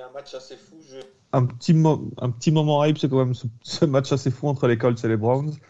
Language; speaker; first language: French; native; French